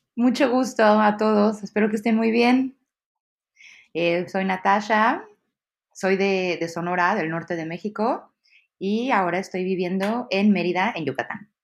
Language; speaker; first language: Spanish; native; Spanish